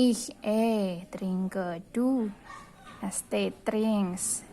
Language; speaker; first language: German; non-native, fluent; Indonesian